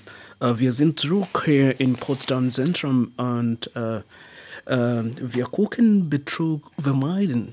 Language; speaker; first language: German; non-native, learner; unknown